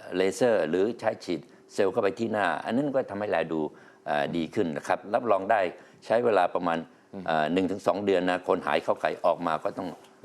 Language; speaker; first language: Thai; native; Thai